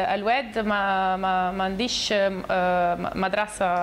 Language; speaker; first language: Arabic; non-native, learner; Italian